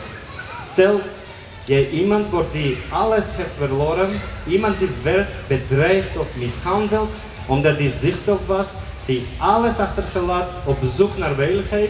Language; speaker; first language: Dutch; non-native, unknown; Georgian